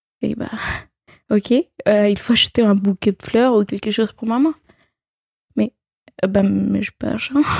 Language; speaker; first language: French; non-native, fluent; Spanish